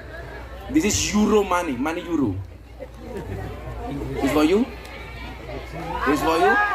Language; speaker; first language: English; non-native, learner; Javanese